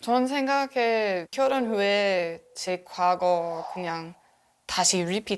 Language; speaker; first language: Korean; non-native, learner; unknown